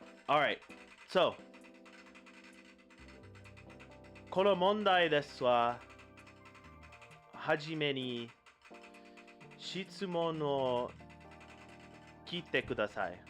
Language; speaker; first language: Japanese; non-native, learner; English